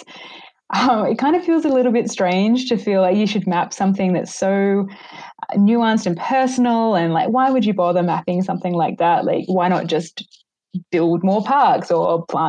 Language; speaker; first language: English; native; English